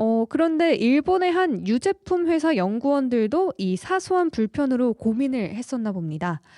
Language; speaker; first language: Korean; native; Korean